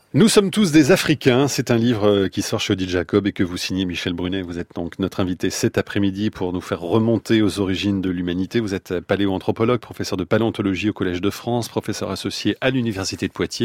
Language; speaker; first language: French; native; French